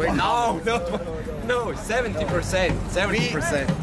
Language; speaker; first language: English; non-native, learner; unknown